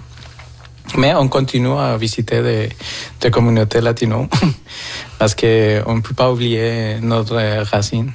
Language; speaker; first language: French; non-native, fluent; Spanish